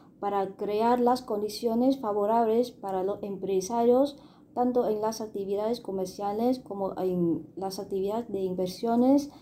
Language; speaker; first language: Spanish; non-native, fluent; Vietnamese